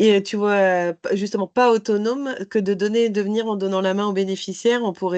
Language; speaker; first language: French; native; French